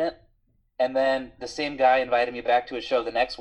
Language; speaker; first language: English; native; English